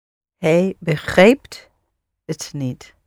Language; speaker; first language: Dutch; non-native, learner; English